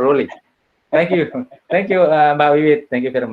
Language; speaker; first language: English; non-native, learner; Indonesian